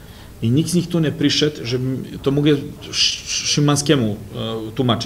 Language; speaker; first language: Polish; non-native, fluent; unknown